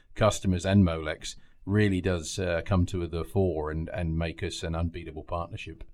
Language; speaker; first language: English; native; English